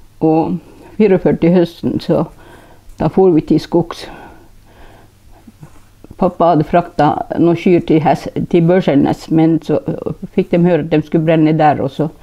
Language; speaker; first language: Norwegian; non-native, local second language; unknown